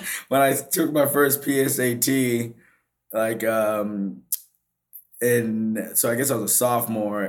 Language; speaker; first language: English; native; English